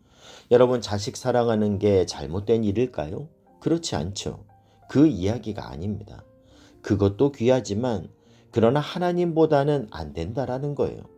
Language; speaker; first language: Korean; native; Korean